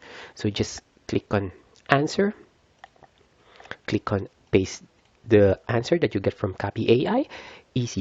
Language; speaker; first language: English; non-native, fluent; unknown